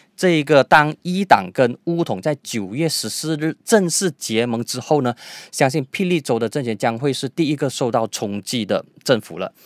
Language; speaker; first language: Chinese; native; Chinese